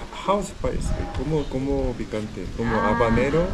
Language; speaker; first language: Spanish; non-native, learner; Korean